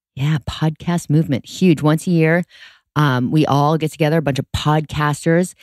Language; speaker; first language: English; native; English